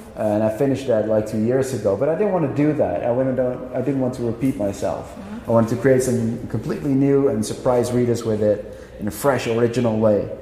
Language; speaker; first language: English; non-native, fluent; Dutch